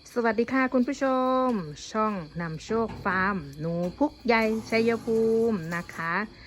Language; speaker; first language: Thai; native; Thai